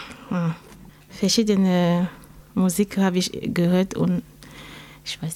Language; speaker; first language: German; non-native, learner; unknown